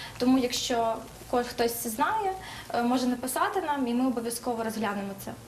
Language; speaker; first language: Ukrainian; native; Ukrainian